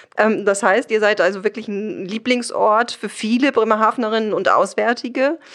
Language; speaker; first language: German; native; German